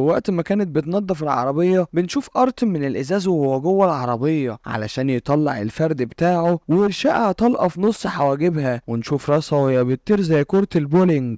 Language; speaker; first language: Arabic; native; Arabic